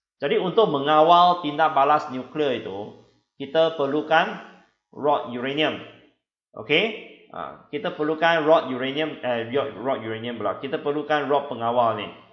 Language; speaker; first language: Malay; non-native, local second language; Chinese